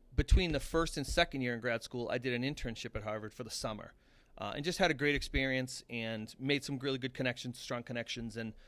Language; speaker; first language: English; native; English